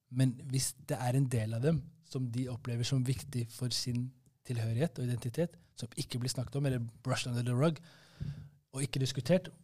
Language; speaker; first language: Norwegian; early bilingual, other home language; Somali